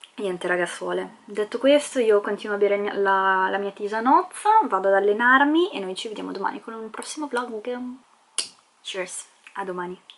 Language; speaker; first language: Italian; early bilingual, other home language; Filipino